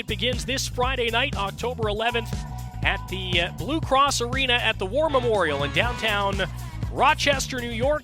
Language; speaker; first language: English; native; English